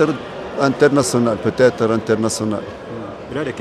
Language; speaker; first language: French; non-native, fluent; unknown